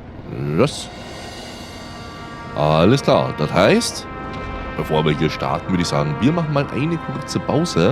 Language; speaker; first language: German; native; German